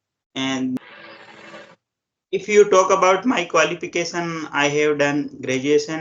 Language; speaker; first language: English; non-native, local second language; Hindi